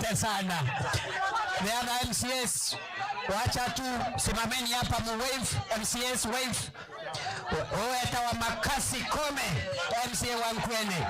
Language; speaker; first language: Swahili; non-native, local second language; Meru